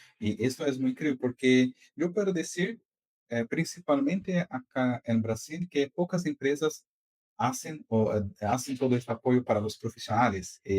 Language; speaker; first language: Spanish; non-native, fluent; Portuguese